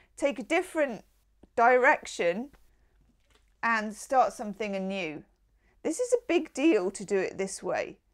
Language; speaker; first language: English; native; English